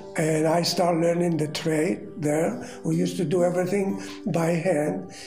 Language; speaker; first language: English; non-native, fluent; Greek